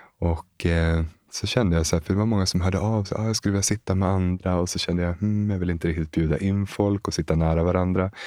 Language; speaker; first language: Swedish; native; Swedish